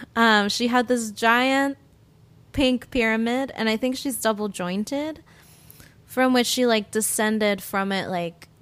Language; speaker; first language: English; early bilingual, other home language; Spanish